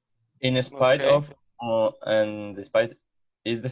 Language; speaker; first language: English; non-native, learner; Spanish